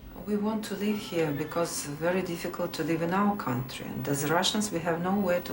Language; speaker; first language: English; non-native, learner; Russian